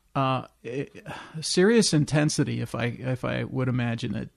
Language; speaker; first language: English; native; English